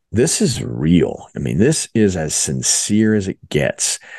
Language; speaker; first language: English; native; English